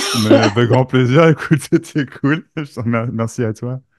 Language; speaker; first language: French; native; French